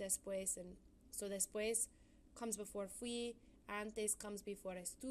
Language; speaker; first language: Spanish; non-native, fluent; English